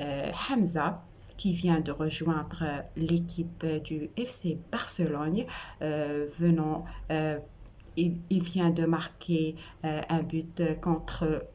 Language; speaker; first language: French; non-native, local second language; Arabic